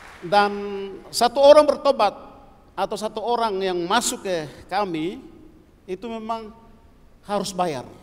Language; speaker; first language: Indonesian; non-native, local second language; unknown